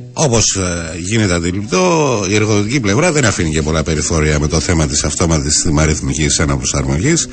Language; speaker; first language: Greek; native; Greek